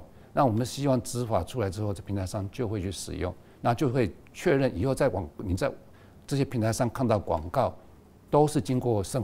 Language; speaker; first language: Chinese; native; Chinese